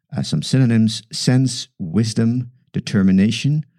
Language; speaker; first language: English; non-native, fluent; Dutch